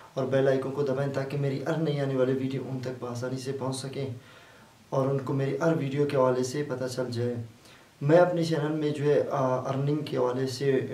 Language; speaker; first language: Urdu; non-native, local second language; Baluchi